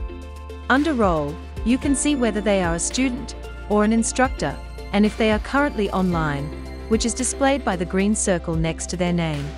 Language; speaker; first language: English; native; English